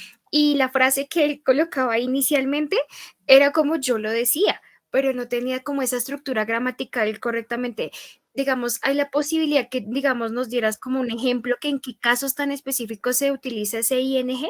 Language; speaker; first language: Spanish; native; Spanish